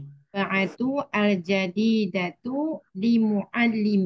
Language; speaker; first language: Arabic; non-native, learner; Malay